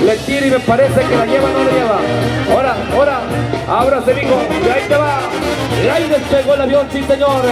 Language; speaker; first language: Spanish; native; Spanish